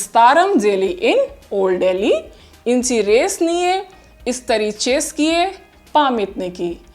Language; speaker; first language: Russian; non-native, fluent; Hindi